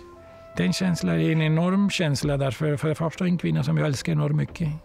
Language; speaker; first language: Swedish; non-native, fluent; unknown